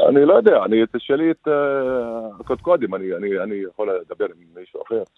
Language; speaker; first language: Hebrew; non-native, local second language; Arabic